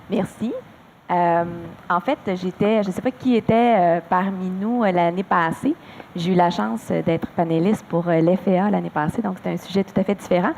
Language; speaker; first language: French; native; French